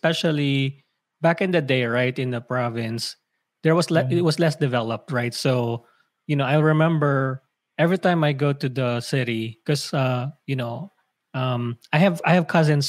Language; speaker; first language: English; non-native, local second language; Filipino